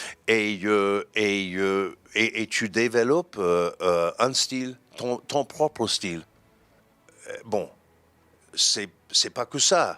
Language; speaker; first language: French; non-native, fluent; English